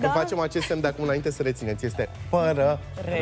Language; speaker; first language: Romanian; native; Romanian